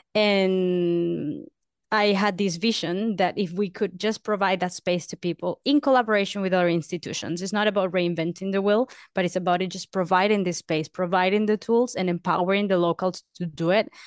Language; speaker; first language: English; non-native, fluent; Spanish